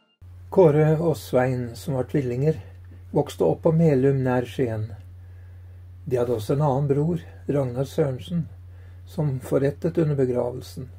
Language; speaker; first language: Norwegian; native; Norwegian